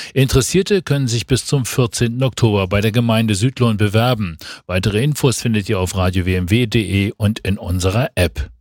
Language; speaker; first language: German; native; German